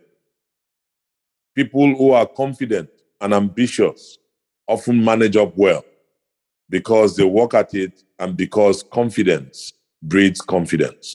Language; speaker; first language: English; non-native, local second language; Ibibio